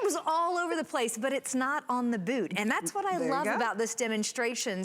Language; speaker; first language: English; native; English